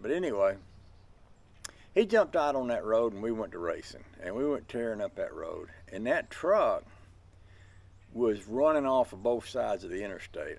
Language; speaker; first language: English; native; English